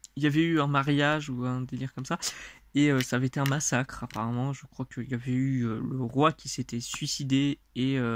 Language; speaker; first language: French; non-native, fluent; Russian